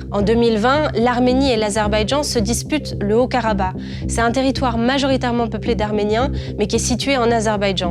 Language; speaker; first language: French; native; French